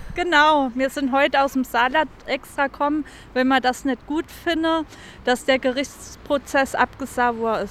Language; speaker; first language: German; native; German